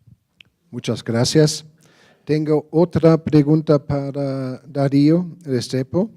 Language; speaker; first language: Spanish; non-native, fluent; German